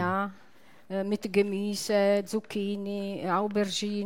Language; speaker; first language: German; non-native, learner; Italian